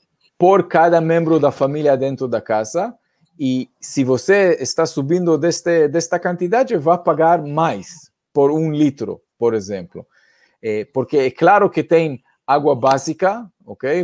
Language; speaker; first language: Portuguese; non-native, fluent; Hebrew